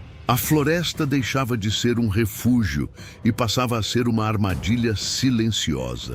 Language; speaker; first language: Portuguese; native; Portuguese